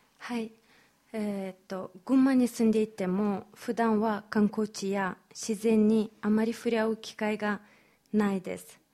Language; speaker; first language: Japanese; non-native, fluent; Romanian